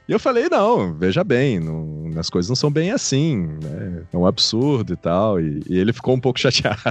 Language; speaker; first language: Portuguese; native; Portuguese